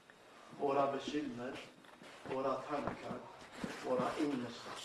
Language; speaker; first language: Swedish; non-native, fluent; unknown